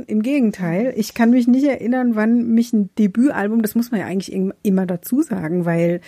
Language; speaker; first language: German; native; German